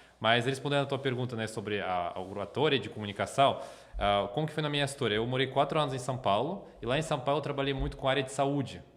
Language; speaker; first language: Portuguese; non-native, fluent; Russian